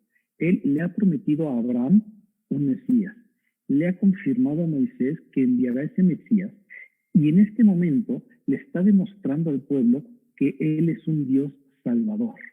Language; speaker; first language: Spanish; native; Spanish